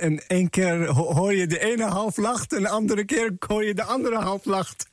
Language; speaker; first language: Dutch; non-native, fluent; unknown